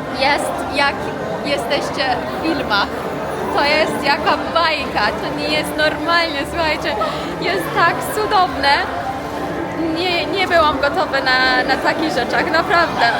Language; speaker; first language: Polish; non-native, learner; Persian